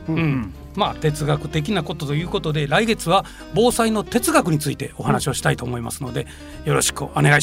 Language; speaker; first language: Japanese; native; Japanese